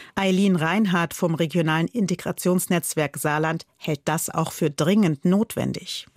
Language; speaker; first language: German; native; German